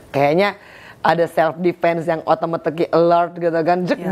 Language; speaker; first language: Indonesian; native; Indonesian